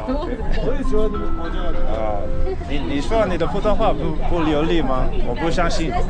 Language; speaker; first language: Chinese; non-native, fluent; English